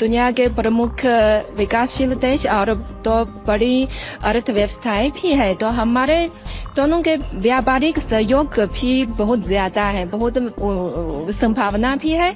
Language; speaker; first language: Hindi; non-native, fluent; Chinese